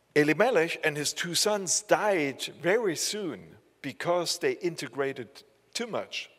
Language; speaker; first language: English; non-native, fluent; German